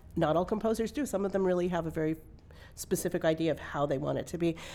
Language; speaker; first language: English; native; English